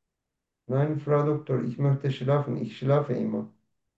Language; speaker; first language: German; non-native, learner; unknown